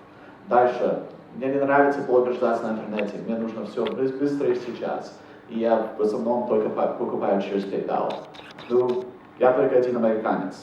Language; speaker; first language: Russian; non-native, fluent; English